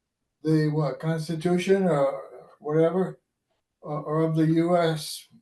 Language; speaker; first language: English; native; English